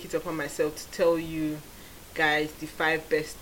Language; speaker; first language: English; non-native, local second language; Igbo